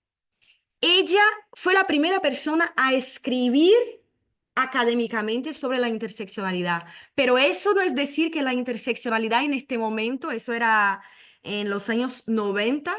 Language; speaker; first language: Spanish; non-native, fluent; Portuguese